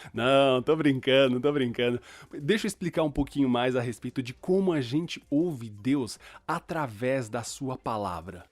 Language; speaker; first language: Portuguese; early bilingual, other home language; Spanish